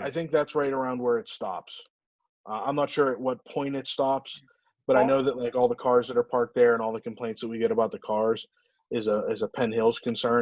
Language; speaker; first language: English; native; English